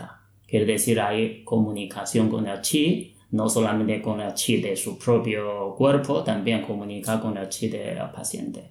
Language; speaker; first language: Spanish; non-native, fluent; Chinese